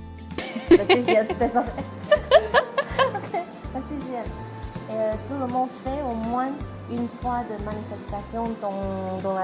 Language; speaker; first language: French; non-native, learner; Chinese